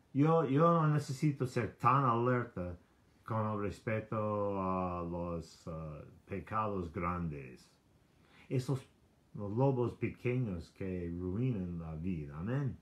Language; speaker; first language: Spanish; non-native, learner; English